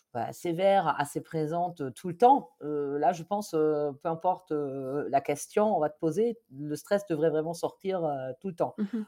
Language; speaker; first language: French; non-native, fluent; German